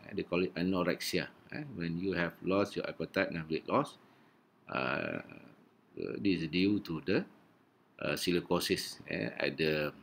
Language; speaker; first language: English; non-native, local second language; Malay